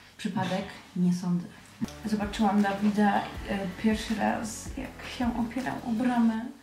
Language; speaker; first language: Polish; native; Polish